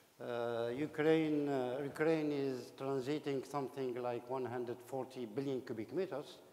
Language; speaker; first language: English; non-native, fluent; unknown